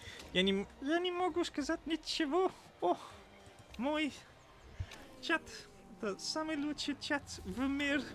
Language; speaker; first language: Russian; non-native, learner; English